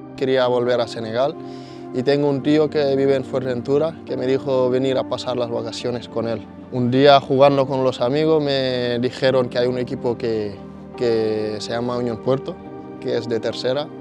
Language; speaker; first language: Spanish; non-native, fluent; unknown